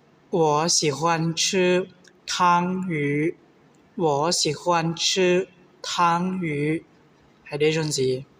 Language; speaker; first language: Chinese; non-native, learner; Hmong